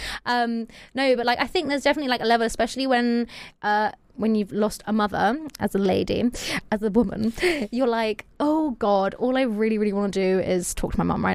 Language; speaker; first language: English; native; English